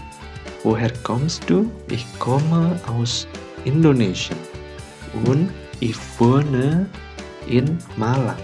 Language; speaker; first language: German; non-native, learner; Indonesian